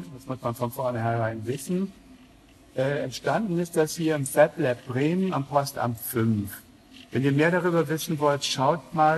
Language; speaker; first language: German; native; German